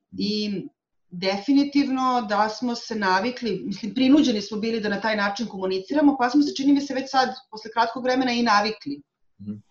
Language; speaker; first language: Serbian; native; Serbian